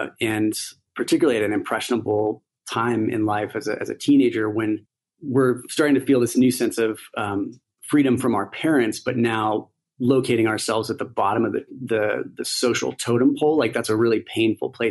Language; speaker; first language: English; native; English